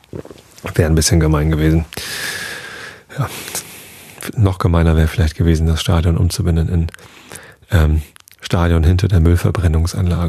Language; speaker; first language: German; native; German